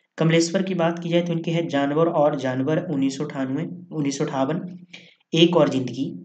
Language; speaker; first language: Hindi; native; Hindi